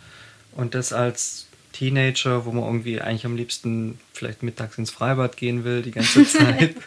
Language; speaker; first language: German; native; German